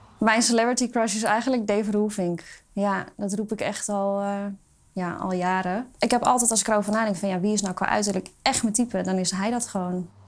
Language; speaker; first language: Dutch; native; Dutch